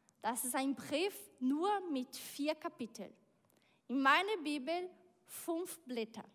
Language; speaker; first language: German; non-native, learner; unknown